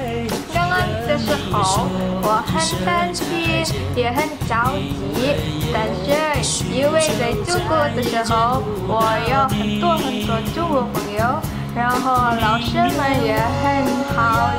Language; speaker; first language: Chinese; non-native, learner; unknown